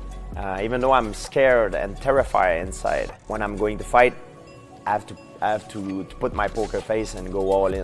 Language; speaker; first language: English; non-native, local second language; French